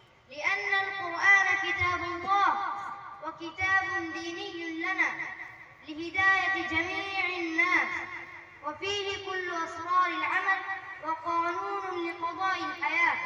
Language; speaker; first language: Arabic; non-native, learner; Urdu